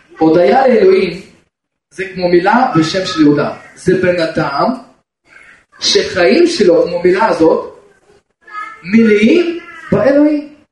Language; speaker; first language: Hebrew; non-native, fluent; Russian